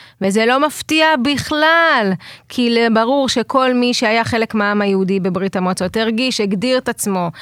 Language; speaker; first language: Hebrew; early bilingual, other home language; Russian